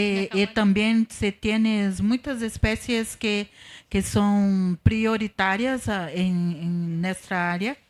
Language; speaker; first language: Spanish; non-native, learner; Portuguese